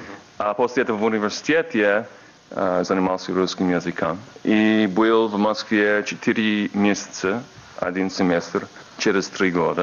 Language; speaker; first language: Russian; non-native, fluent; English